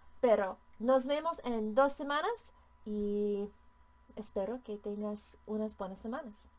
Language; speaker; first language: Spanish; non-native, fluent; English